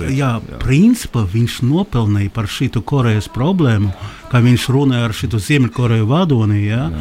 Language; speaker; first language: Latvian; non-native, local second language; Russian